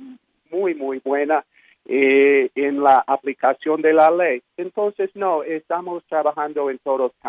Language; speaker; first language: Spanish; non-native, fluent; English